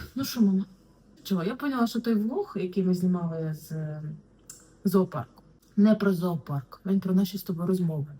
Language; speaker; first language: Ukrainian; native; Ukrainian